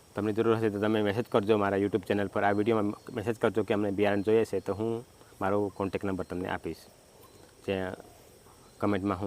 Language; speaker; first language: Gujarati; non-native, local second language; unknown